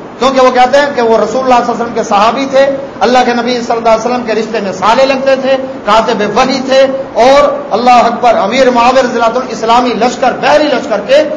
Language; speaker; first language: Urdu; non-native, local second language; Saraiki